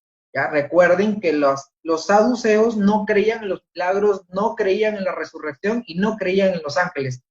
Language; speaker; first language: Spanish; native; Spanish